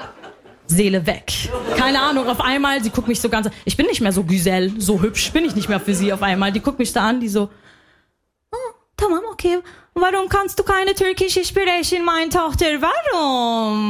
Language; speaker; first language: German; early bilingual, other home language; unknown